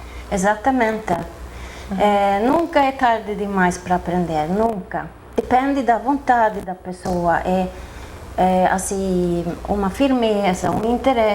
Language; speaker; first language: Portuguese; non-native, fluent; Swedish